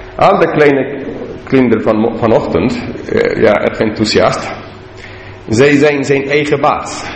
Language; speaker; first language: Dutch; non-native, learner; English